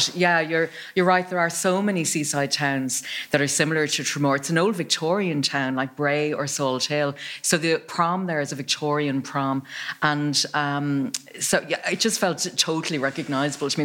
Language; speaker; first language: English; native; English